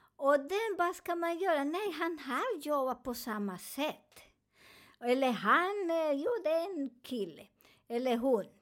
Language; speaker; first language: Swedish; non-native, learner; Spanish